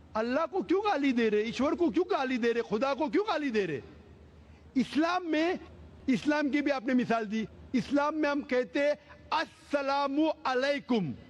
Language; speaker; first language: Hindi; non-native, local second language; Konkani